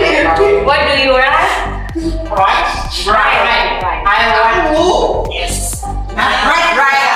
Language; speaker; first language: English; non-native, learner; Indonesian